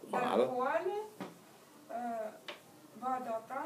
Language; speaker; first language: Italian; non-native, learner; Russian